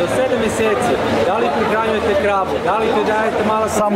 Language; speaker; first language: Serbian; native; Serbian